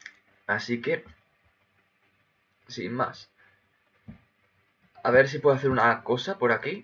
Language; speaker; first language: Spanish; native; Spanish